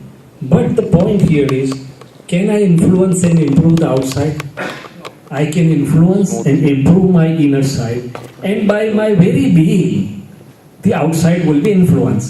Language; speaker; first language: English; non-native, local second language; Gujarati